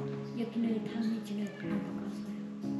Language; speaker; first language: Korean; non-native, learner; Hmong